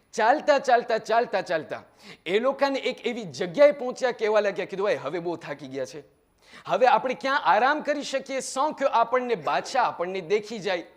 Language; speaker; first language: Gujarati; early bilingual, heritage; Gujarati